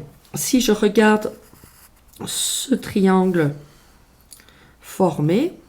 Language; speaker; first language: French; native; French